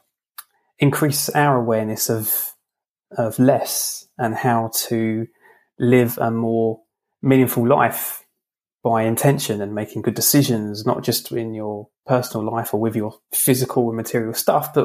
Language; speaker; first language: English; native; English